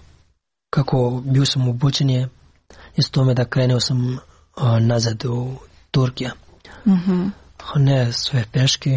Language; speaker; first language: Serbian; non-native, learner; Pashto